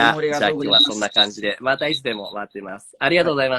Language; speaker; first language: Japanese; native; Japanese